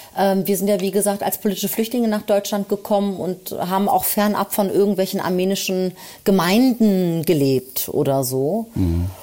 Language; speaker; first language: German; early bilingual, other home language; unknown